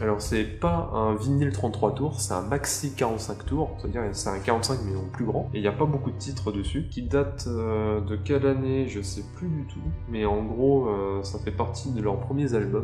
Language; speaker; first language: French; native; French